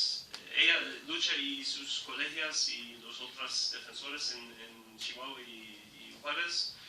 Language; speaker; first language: Spanish; non-native, learner; English